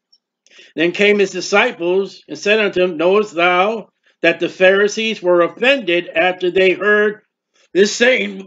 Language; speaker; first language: English; native; English